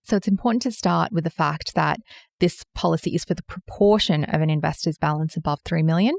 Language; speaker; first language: English; native; English